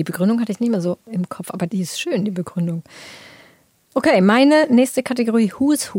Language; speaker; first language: German; native; German